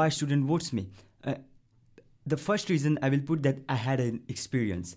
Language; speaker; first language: English; non-native, local second language; Punjabi